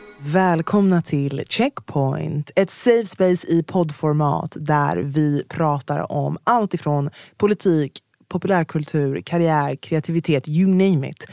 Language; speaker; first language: Swedish; native; Swedish